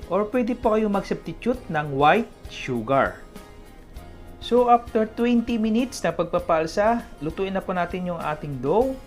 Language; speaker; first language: Filipino; non-native, local second language; Cebuano